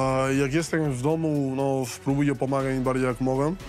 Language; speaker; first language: Polish; non-native, learner; Spanish